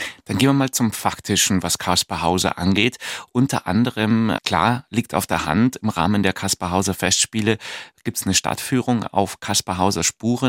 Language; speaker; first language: German; native; German